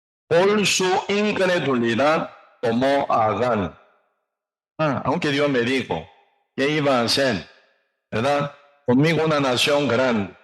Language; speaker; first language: Spanish; non-native, learner; Korean